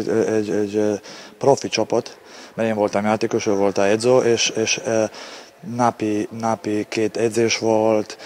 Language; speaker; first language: Hungarian; non-native, learner; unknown